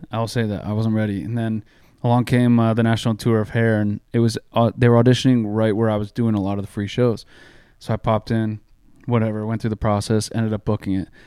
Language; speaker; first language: English; native; English